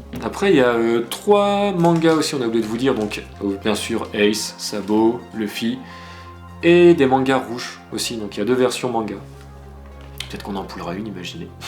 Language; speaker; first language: French; native; French